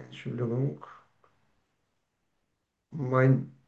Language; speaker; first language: German; non-native, learner; Turkish